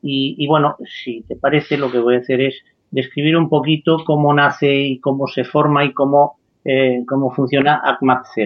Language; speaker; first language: Spanish; native; Spanish